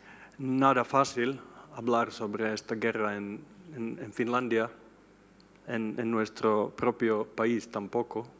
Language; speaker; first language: Spanish; non-native, fluent; Swedish